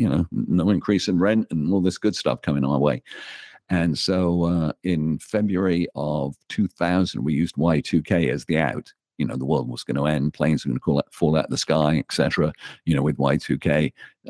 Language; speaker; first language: English; native; English